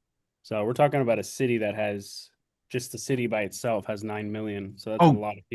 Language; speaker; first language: English; native; English